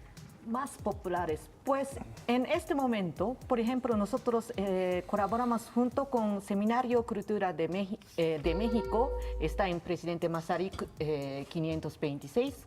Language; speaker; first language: Spanish; non-native, learner; Japanese